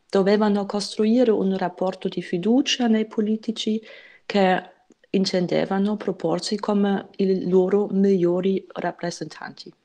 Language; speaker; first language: Italian; non-native, fluent; German